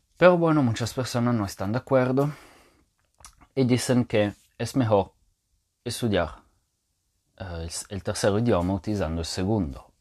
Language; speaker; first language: Spanish; non-native, fluent; Italian